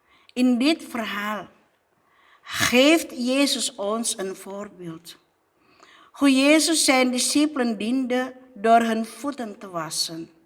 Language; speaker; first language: Dutch; non-native, fluent; Indonesian